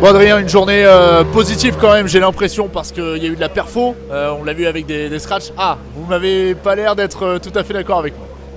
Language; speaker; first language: French; native; French